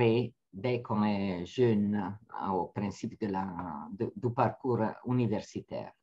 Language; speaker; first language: French; non-native, fluent; Italian